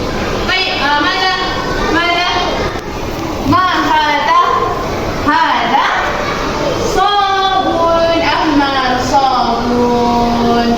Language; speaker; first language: Arabic; non-native, learner; Malay